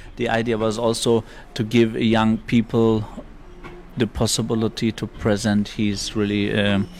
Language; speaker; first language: English; non-native, fluent; Turkish